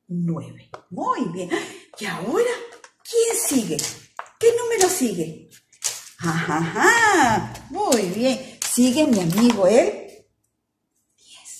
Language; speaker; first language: Spanish; native; Spanish